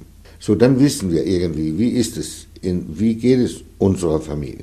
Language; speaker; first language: German; non-native, fluent; Danish